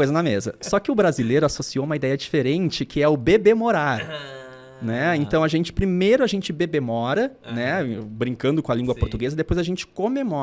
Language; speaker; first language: Portuguese; native; Portuguese